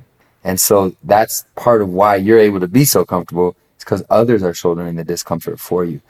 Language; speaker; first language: English; native; English